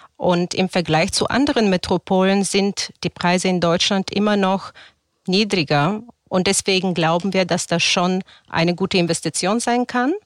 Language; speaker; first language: German; non-native, fluent; Bulgarian